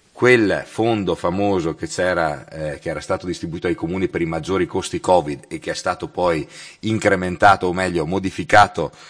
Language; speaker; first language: Italian; native; Italian